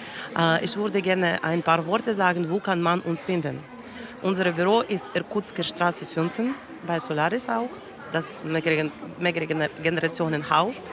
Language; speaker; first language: German; non-native, learner; Russian